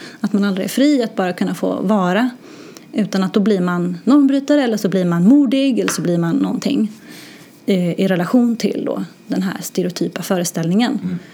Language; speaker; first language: Swedish; early bilingual, other home language; Arabic